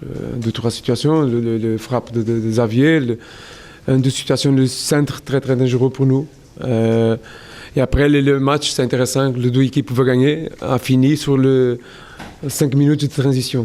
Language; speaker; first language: French; non-native, learner; Portuguese